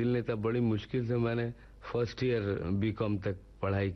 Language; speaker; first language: Hindi; non-native, local second language; Urdu